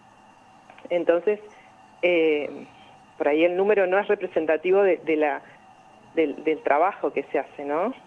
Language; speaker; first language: Spanish; native; Spanish